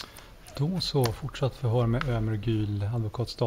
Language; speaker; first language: Swedish; native; Swedish